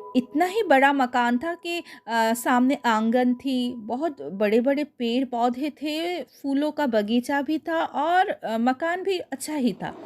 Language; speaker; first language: Hindi; non-native, local second language; Bangla